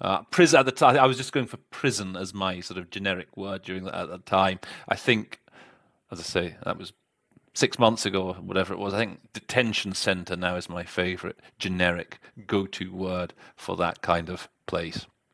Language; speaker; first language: English; native; English